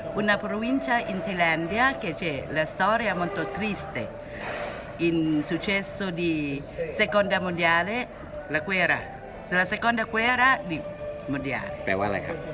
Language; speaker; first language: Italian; non-native, learner; Thai